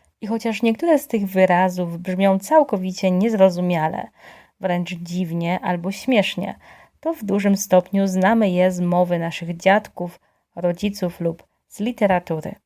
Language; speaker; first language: Polish; native; Polish